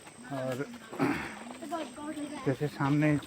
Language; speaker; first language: Hindi; native; Hindi